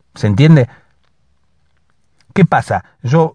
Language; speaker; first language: Spanish; native; Spanish